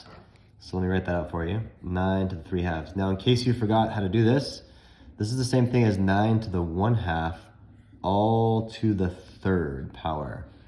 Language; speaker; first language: English; native; English